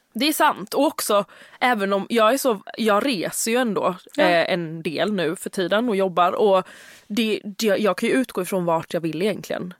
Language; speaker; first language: Swedish; native; Swedish